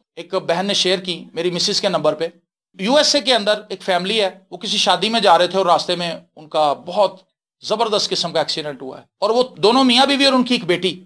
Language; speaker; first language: Urdu; non-native, local second language; Punjabi